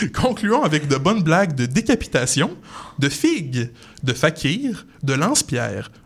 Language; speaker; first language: French; native; French